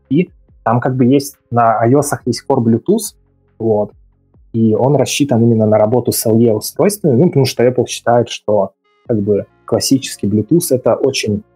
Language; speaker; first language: Russian; native; Russian